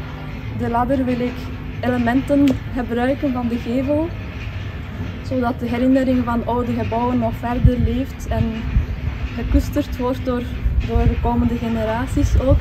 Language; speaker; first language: Dutch; non-native, fluent; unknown